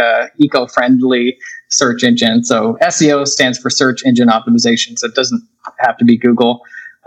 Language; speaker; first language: English; native; English